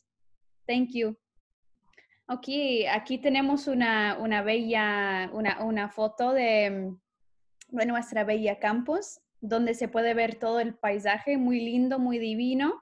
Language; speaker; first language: Spanish; non-native, fluent; English